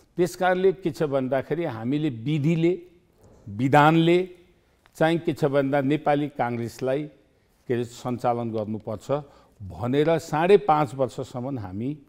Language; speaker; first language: Nepali; native; Nepali